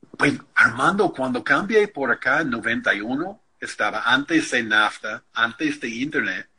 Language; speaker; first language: Spanish; non-native, fluent; English